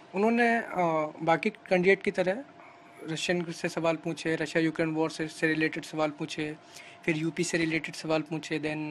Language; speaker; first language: Hindi; native; Hindi